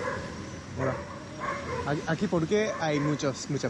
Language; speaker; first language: Spanish; non-native, fluent; Japanese